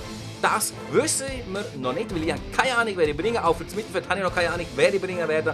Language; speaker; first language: German; native; German